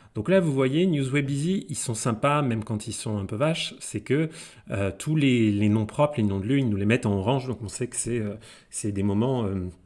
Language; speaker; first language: French; native; French